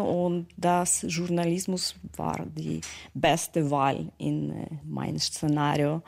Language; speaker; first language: German; non-native, learner; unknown